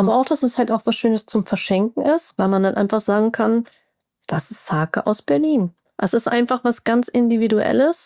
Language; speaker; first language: German; native; German